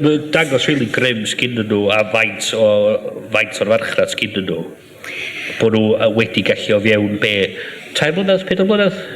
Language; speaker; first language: Welsh; native; Welsh